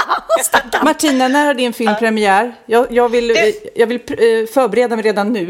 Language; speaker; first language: Swedish; native; Swedish